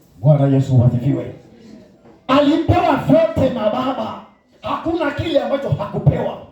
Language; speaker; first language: Swahili; non-native, local second language; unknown